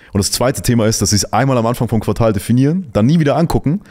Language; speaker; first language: German; native; German